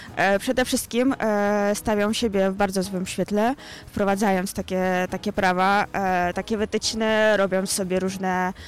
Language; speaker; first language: Polish; non-native, fluent; Ukrainian